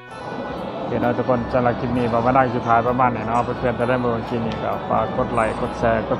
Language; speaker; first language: Thai; non-native, local second language; Northeastern Thai